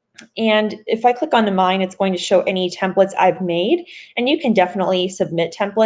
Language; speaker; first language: English; native; English